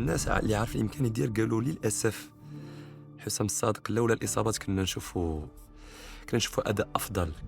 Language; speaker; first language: Arabic; native; Arabic